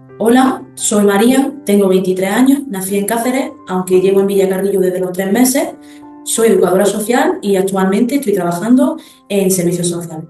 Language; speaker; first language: Spanish; early bilingual, other home language; Arabic